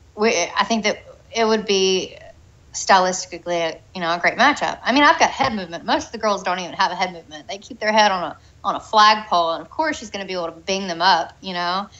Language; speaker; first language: English; native; English